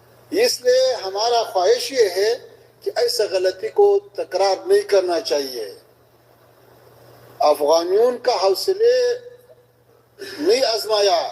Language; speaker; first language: Hindi; non-native, fluent; Pashto